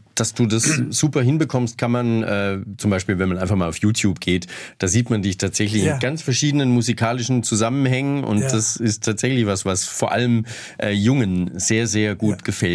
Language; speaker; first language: German; native; German